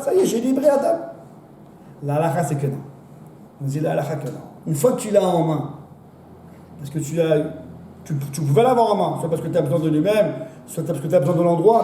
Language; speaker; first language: French; native; French